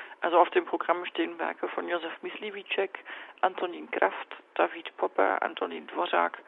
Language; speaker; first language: German; native; German